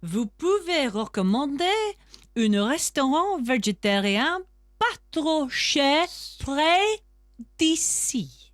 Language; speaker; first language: French; non-native, learner; English